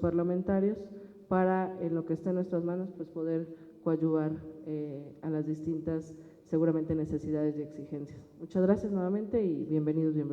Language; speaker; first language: Spanish; native; Spanish